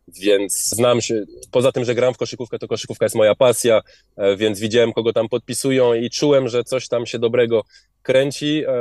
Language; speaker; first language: Polish; early bilingual, heritage; Polish